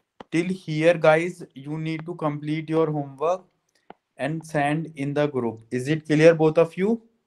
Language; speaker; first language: English; non-native, local second language; Hindi